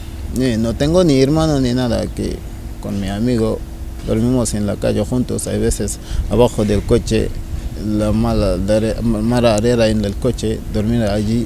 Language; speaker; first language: Spanish; non-native, learner; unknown